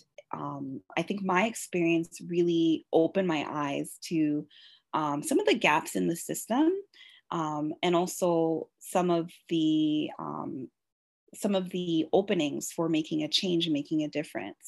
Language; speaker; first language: English; native; English